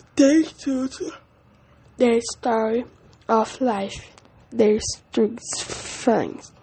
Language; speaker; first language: English; non-native, learner; Portuguese